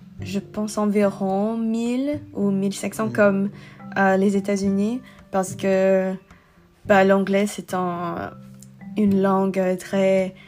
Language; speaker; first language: French; non-native, learner; English